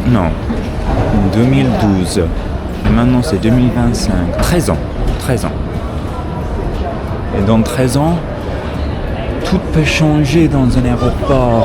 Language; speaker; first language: French; non-native, fluent; English